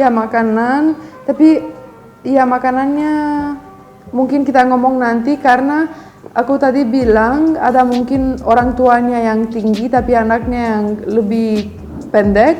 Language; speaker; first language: Indonesian; non-native, fluent; Romanian